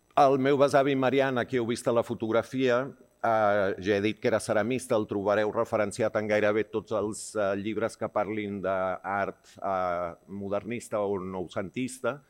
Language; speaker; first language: Catalan; early bilingual, heritage; Catalan